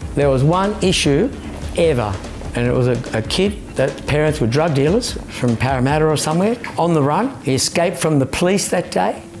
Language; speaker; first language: English; native; English